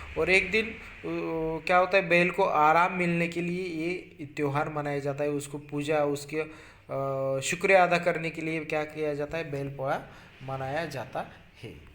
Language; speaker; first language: Hindi; non-native, local second language; Marathi